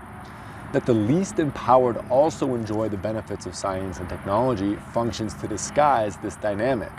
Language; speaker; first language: English; native; English